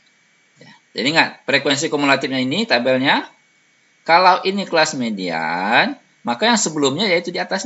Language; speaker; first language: Indonesian; native; Indonesian